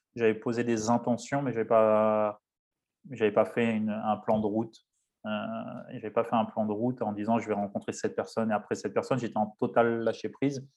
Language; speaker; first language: French; native; French